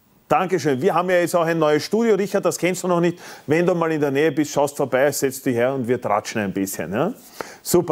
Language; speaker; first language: German; native; German